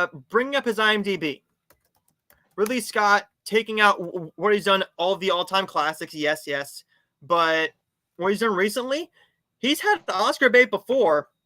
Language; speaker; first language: English; native; English